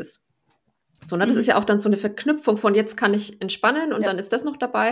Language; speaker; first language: German; native; German